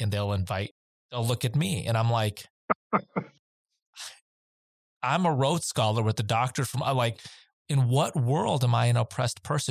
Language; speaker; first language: English; native; English